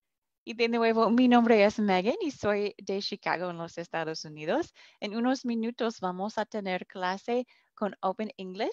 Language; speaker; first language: Spanish; non-native, fluent; English